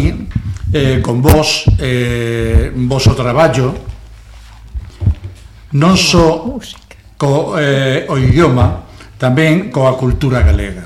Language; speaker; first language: Galician; non-native, local second language; Spanish